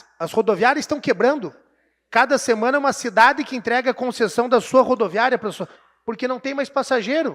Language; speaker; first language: Portuguese; native; Portuguese